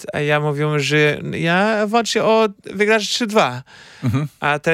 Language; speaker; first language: Polish; non-native, fluent; Portuguese